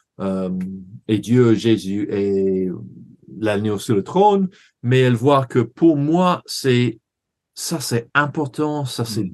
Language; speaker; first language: French; non-native, fluent; English